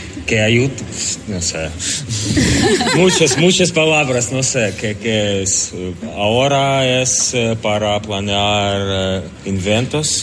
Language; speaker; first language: Spanish; non-native, learner; Ukrainian